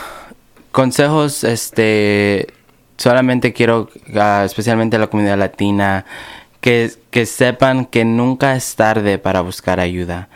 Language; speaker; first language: Spanish; early bilingual, other home language; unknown